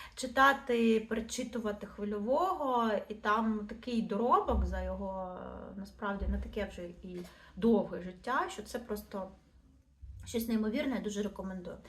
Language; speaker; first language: Ukrainian; non-native, local second language; Russian